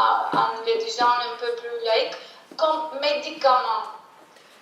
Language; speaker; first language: French; non-native, fluent; Greek